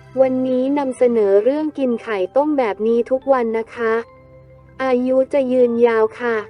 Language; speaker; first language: Thai; native; Thai